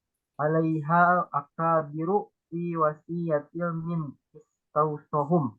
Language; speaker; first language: Arabic; non-native, learner; Indonesian